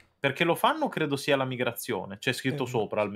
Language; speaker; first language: Italian; native; Italian